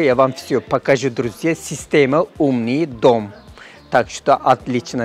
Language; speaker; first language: Russian; non-native, learner; Turkish